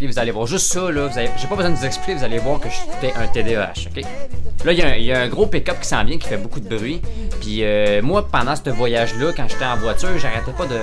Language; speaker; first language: French; native; French